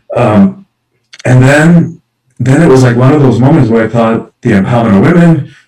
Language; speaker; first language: English; early bilingual, other home language; Spanish